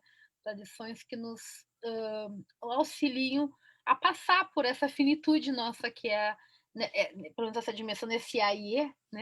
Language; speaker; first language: Portuguese; native; Portuguese